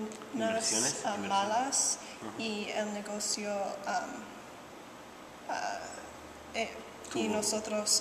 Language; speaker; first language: Spanish; non-native, learner; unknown